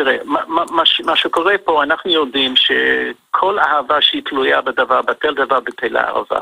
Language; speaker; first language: Hebrew; non-native, fluent; English